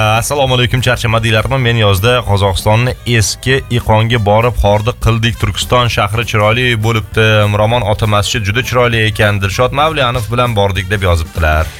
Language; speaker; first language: Uzbek; native; Uzbek